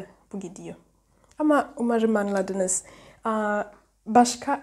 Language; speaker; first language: Turkish; non-native, learner; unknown